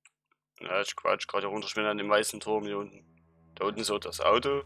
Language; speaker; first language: German; native; German